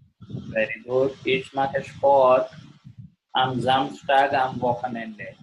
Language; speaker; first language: German; non-native, learner; Gujarati